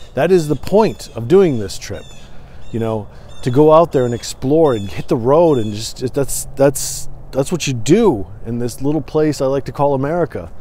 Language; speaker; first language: English; native; English